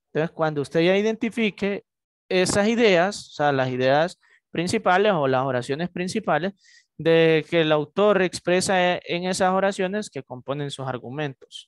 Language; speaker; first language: Spanish; native; Spanish